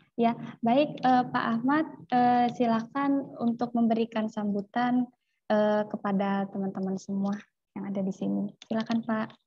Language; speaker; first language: Indonesian; native; Indonesian